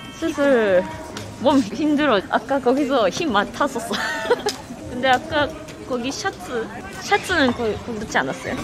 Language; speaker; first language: Korean; non-native, fluent; Japanese